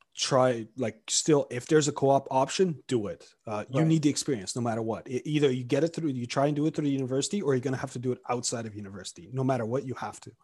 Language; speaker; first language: English; early bilingual, other home language; Romanian